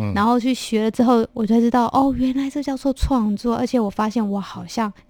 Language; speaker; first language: Chinese; non-native, local second language; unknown